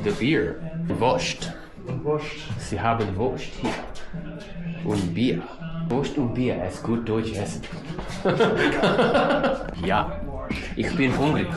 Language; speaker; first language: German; non-native, learner; English